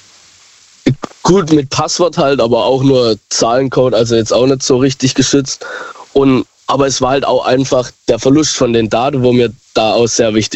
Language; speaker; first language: German; native; German